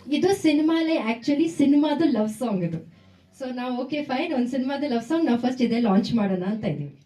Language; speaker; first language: Kannada; non-native, local second language; Tamil